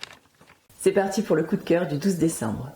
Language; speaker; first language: French; native; French